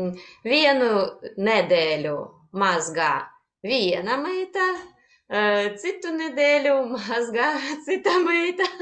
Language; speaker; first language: Latvian; non-native, learner; Russian